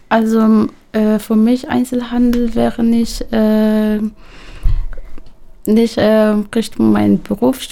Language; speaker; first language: German; non-native, local second language; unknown